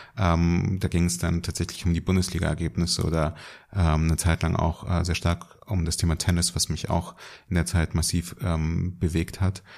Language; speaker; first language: German; early bilingual, other home language; Russian